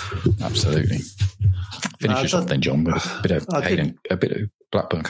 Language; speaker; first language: English; native; English